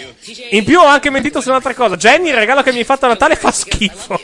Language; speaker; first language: Italian; native; Italian